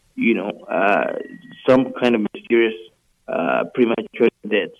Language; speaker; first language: English; non-native, local second language; Yoruba